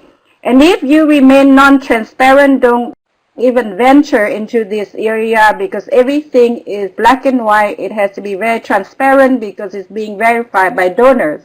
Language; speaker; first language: English; non-native, fluent; Vietnamese